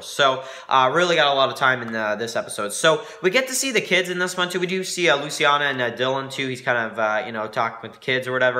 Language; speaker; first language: English; native; English